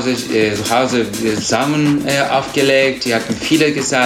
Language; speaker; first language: German; non-native, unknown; Turkish